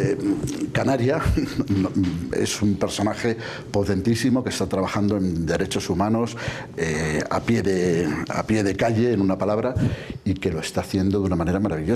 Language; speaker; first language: Spanish; native; Spanish